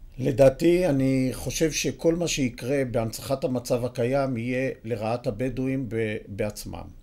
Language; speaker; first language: Hebrew; native; Hebrew